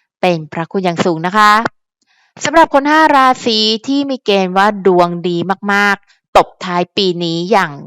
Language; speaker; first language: Thai; native; Thai